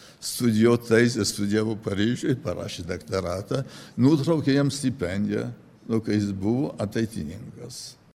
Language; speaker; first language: Lithuanian; early bilingual, heritage; Lithuanian